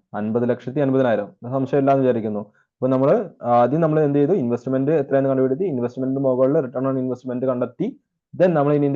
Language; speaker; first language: Malayalam; native; Malayalam